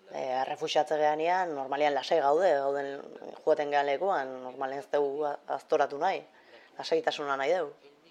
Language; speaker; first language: Basque; native; Basque